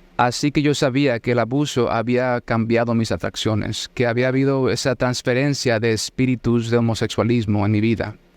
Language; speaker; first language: Spanish; early bilingual, heritage; Spanish